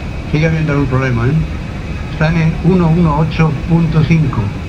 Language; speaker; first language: Spanish; native; Spanish